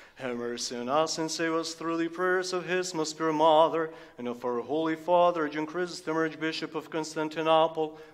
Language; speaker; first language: English; non-native, fluent; Ukrainian